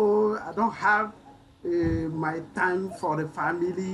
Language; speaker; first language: English; non-native, learner; French